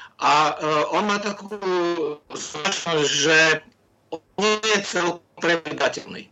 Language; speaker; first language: Slovak; non-native, fluent; Russian